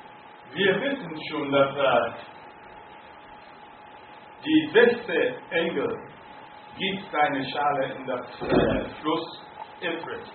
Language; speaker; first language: German; non-native, fluent; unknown